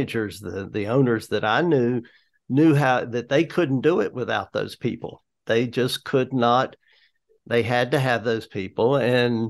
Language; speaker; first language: English; native; English